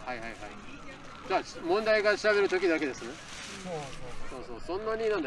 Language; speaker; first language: Japanese; non-native, learner; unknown